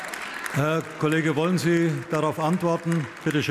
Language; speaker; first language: German; native; German